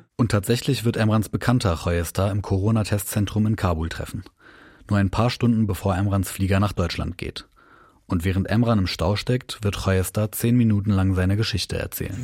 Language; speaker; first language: German; native; German